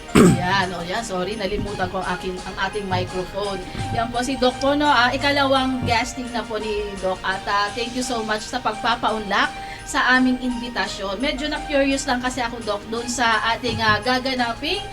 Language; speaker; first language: Filipino; native; Filipino